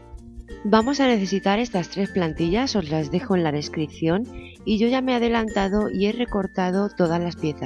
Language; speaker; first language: Spanish; native; Spanish